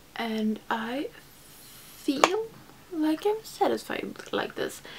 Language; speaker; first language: English; non-native, fluent; Swedish